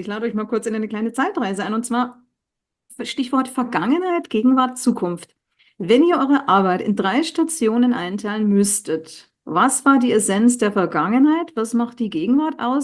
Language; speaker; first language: German; native; German